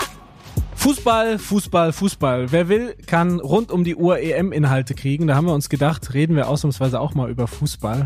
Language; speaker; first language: German; native; German